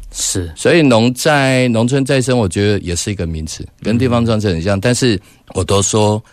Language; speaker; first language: Chinese; native; Chinese